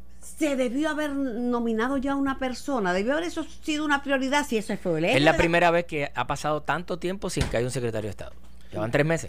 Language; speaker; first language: Spanish; native; Spanish